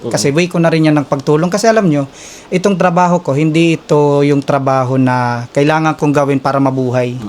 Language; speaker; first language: Filipino; non-native, local second language; Waray